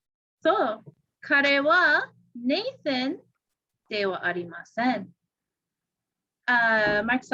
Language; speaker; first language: Japanese; non-native, fluent; English